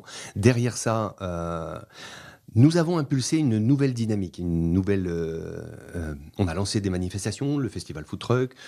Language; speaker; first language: French; native; French